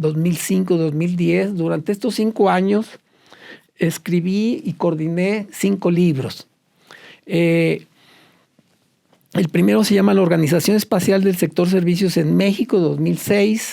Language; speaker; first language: Spanish; native; Spanish